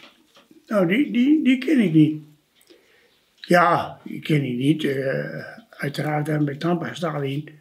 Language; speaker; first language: Dutch; early bilingual, other home language; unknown